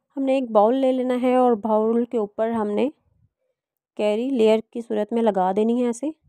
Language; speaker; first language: Urdu; non-native, local second language; Punjabi